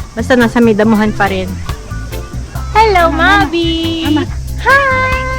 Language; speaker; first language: Filipino; native; Filipino